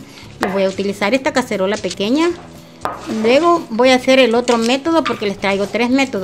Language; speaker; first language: Spanish; native; Spanish